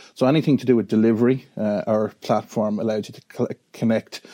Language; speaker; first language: English; native; English